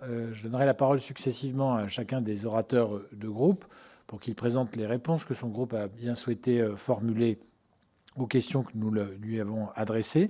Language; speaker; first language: French; native; French